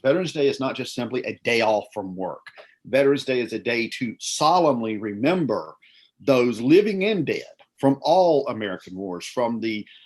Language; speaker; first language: English; native; English